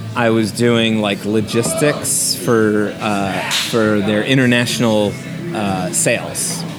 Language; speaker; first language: English; native; English